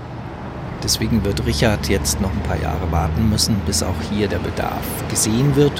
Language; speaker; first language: German; native; German